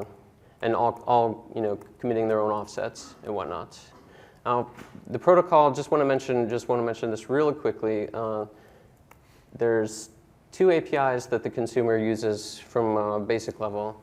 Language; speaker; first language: English; native; English